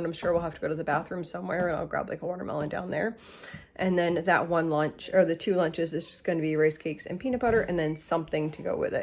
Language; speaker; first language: English; native; English